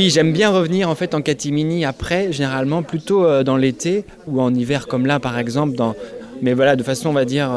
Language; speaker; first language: French; native; French